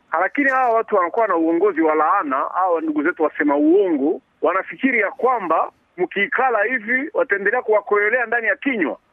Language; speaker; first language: Swahili; native; Swahili